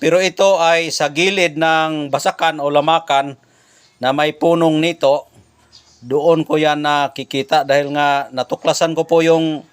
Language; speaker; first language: Filipino; non-native, local second language; Cebuano